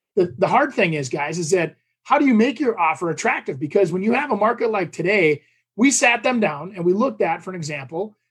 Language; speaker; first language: English; native; English